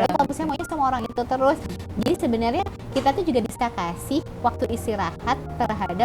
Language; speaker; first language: Indonesian; native; Indonesian